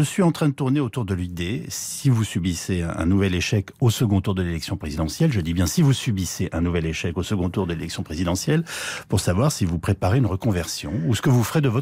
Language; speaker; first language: French; native; French